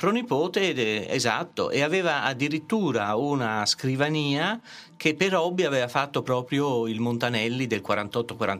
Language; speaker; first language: Italian; native; Italian